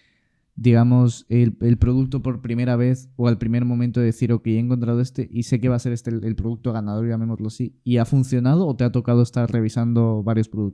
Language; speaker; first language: Spanish; native; Spanish